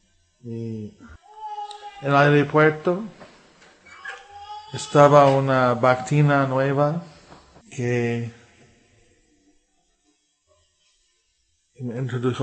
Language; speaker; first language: Spanish; non-native, fluent; English